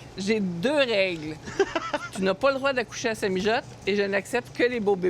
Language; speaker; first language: French; native; French